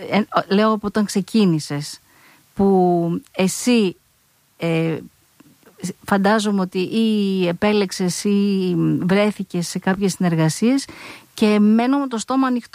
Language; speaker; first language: Greek; native; Greek